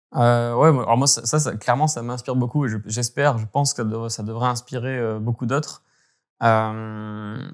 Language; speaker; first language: French; native; French